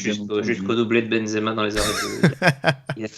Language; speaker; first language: French; native; French